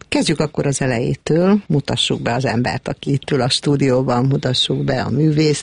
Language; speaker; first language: Hungarian; native; Hungarian